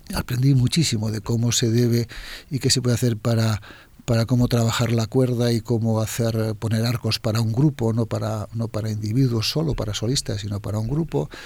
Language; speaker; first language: Spanish; native; Spanish